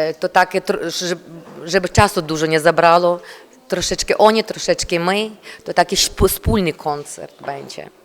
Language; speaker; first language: Polish; non-native, learner; Ukrainian